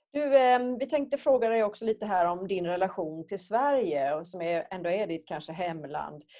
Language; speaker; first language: Swedish; native; Swedish